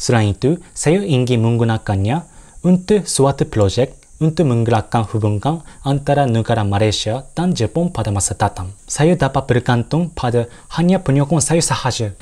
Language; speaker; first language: Malay; non-native, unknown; Japanese